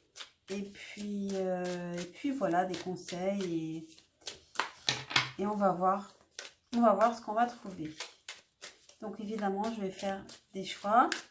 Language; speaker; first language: French; native; French